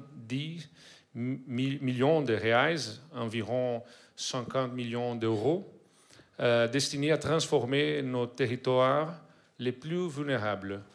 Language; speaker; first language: French; non-native, learner; Portuguese